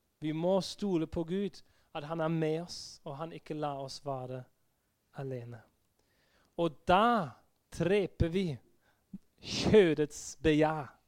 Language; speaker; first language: Norwegian; non-native, fluent; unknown